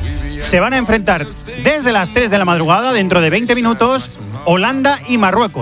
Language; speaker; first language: Spanish; native; Spanish